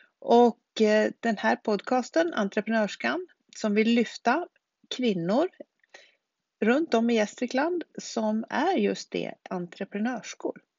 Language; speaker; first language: Swedish; native; Swedish